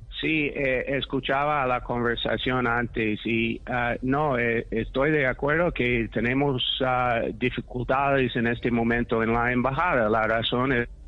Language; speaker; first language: Spanish; non-native, fluent; English